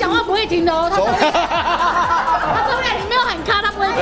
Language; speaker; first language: Chinese; native; Chinese